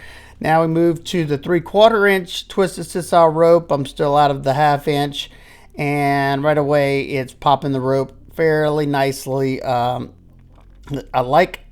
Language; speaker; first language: English; native; English